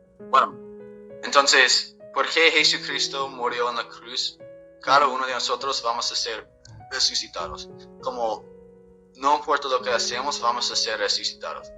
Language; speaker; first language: Spanish; non-native, fluent; English